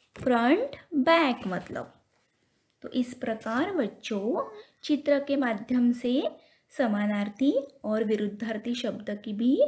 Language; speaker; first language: Hindi; non-native, local second language; Marathi